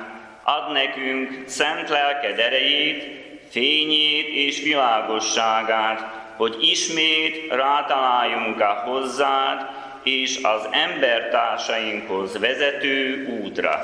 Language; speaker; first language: Hungarian; native; Hungarian